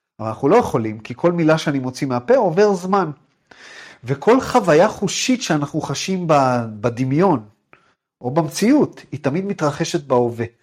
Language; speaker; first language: Hebrew; native; Hebrew